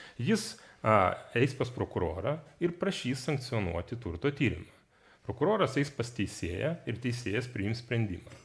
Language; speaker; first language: Lithuanian; non-native, fluent; Georgian